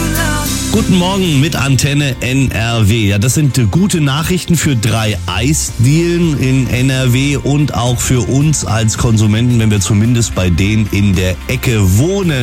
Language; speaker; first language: German; native; German